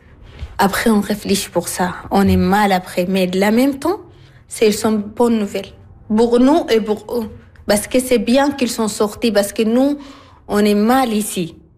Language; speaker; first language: French; non-native, learner; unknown